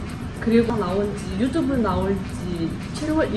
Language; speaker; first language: Korean; non-native, fluent; Vietnamese